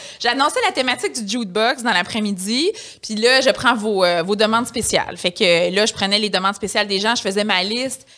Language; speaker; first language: French; native; French